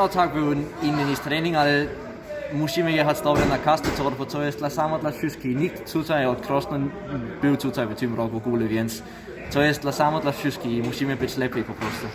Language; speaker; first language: Polish; non-native, learner; Danish